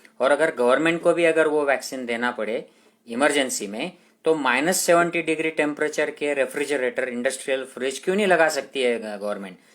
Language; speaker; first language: Hindi; non-native, local second language; Marathi